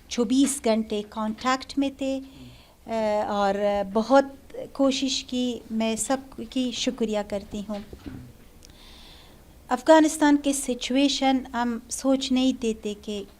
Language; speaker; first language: Hindi; non-native, learner; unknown